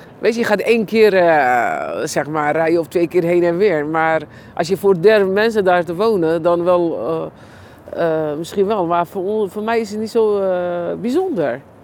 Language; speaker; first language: Dutch; non-native, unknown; Turkish